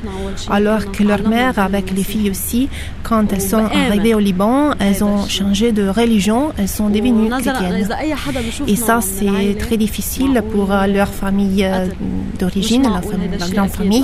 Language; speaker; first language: French; non-native, fluent; Italian